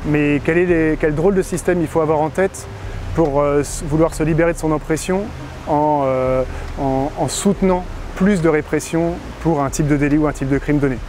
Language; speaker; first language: French; native; French